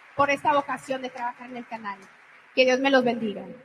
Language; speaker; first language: Spanish; early bilingual, heritage; Spanish